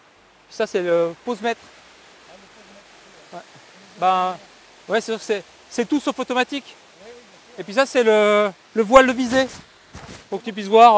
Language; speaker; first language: French; native; French